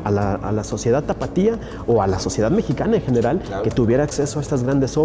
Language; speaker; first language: Spanish; native; Spanish